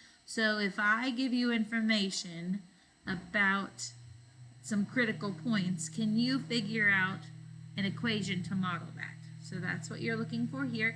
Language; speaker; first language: English; native; English